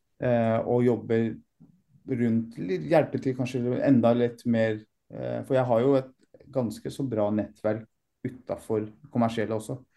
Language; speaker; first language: Norwegian; early bilingual, other home language; Persian